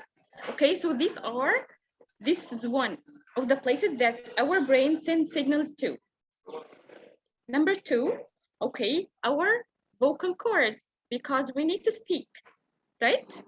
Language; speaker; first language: English; non-native, fluent; Arabic